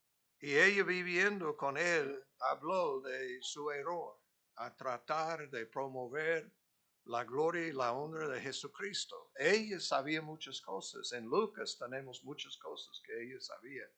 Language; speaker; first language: Spanish; non-native, fluent; English